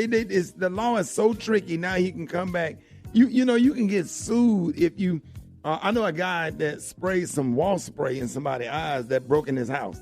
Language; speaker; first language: English; native; English